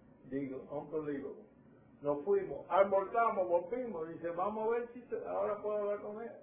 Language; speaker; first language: Spanish; native; Spanish